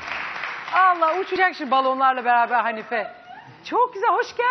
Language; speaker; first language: Turkish; native; Turkish